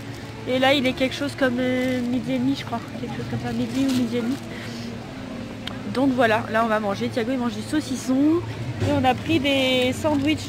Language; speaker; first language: French; native; French